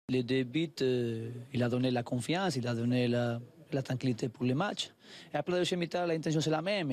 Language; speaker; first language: French; non-native, learner; Spanish